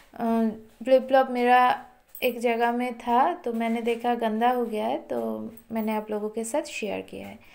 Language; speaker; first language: Hindi; non-native, local second language; Bangla